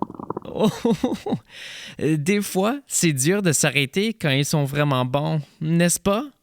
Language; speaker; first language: French; native; French